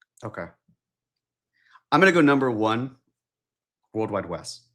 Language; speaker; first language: English; native; English